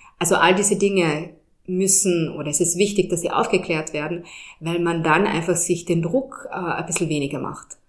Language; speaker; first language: German; early bilingual, heritage; German